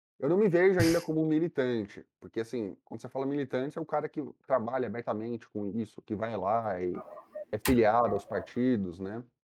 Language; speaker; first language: Portuguese; native; Portuguese